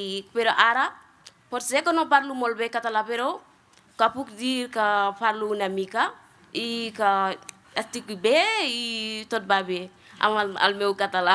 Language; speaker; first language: Catalan; non-native, learner; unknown